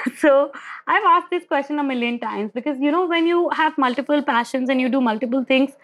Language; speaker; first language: English; non-native, local second language; Hindi